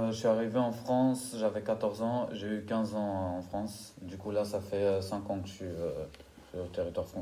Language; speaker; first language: French; non-native, fluent; Albanian